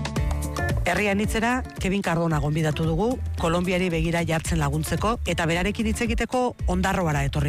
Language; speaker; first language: Basque; native; Basque